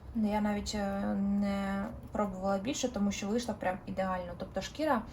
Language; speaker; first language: Ukrainian; non-native, local second language; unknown